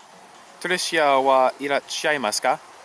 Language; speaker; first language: Japanese; non-native, learner; English